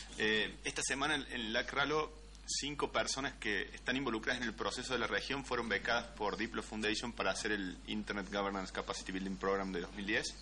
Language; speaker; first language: Spanish; native; Spanish